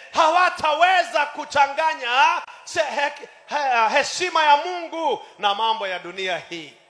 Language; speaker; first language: Swahili; non-native, local second language; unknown